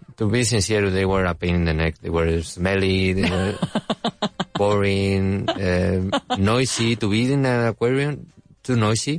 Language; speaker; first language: English; non-native, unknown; Spanish